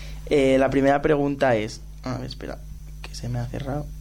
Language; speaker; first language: Spanish; native; Spanish